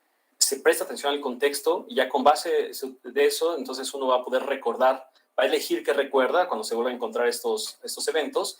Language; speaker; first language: Spanish; native; Spanish